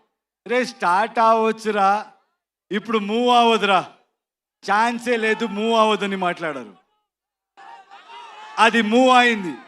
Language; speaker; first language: Telugu; non-native, learner; Kannada